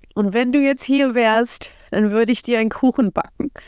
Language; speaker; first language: German; early bilingual, heritage; German